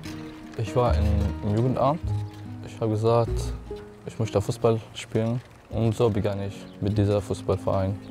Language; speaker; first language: German; non-native, learner; Arabic